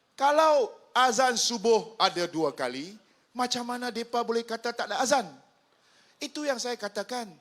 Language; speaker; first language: Malay; non-native, local second language; Chinese